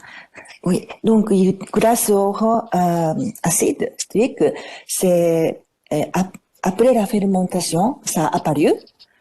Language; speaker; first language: French; non-native, fluent; Japanese